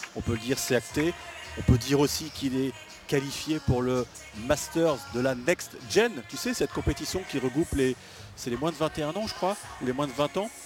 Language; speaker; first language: French; native; French